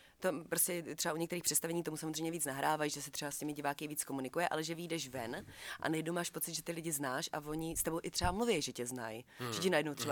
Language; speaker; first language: Czech; native; Czech